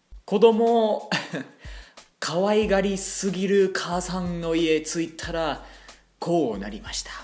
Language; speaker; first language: Japanese; non-native, fluent; English